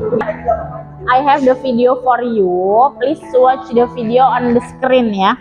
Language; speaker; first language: English; non-native, learner; Indonesian